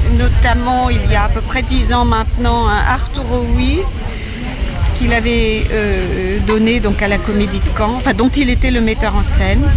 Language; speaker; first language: French; native; French